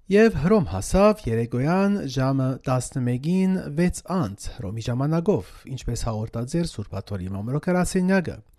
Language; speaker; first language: Armenian; native; Armenian